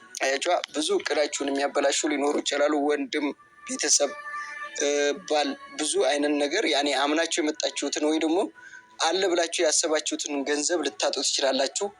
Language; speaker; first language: Amharic; native; Amharic